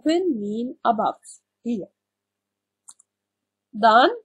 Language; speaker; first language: German; non-native, learner; Arabic